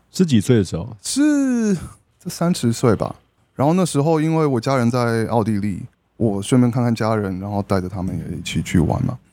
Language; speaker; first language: Chinese; early bilingual, heritage; Chinese